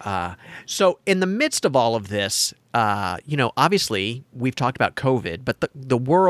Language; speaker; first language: English; native; English